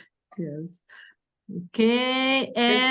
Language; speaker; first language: English; non-native, learner; Spanish